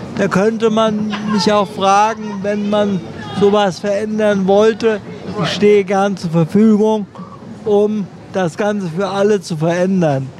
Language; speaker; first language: German; native; German